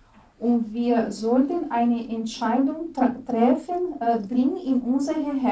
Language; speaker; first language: German; non-native, fluent; Portuguese